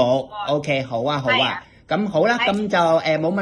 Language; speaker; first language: Cantonese; native; Cantonese